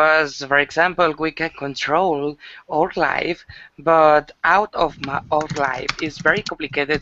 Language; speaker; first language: English; non-native, learner; Spanish